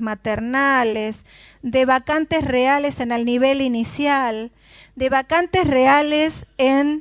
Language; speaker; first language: Spanish; native; Spanish